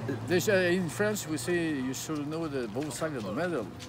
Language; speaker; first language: English; non-native, fluent; French